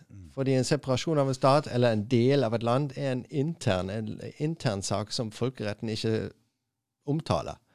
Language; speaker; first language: Norwegian; non-native, fluent; German